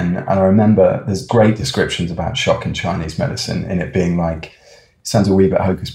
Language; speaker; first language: English; native; English